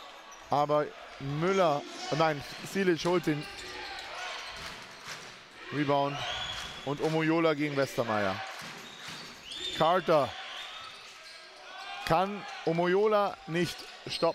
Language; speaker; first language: German; native; German